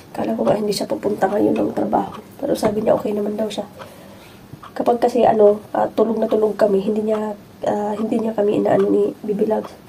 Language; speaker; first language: Filipino; non-native, local second language; Cebuano